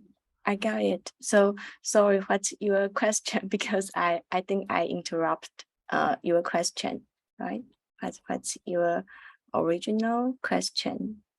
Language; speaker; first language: English; non-native, learner; Chinese